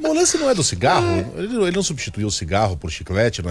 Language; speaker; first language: Portuguese; native; Portuguese